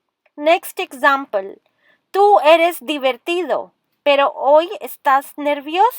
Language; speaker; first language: Spanish; non-native, fluent; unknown